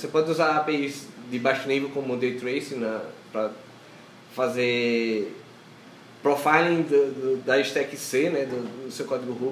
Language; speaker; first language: Portuguese; native; Portuguese